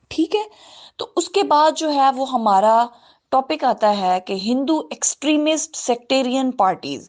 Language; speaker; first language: Urdu; native; Urdu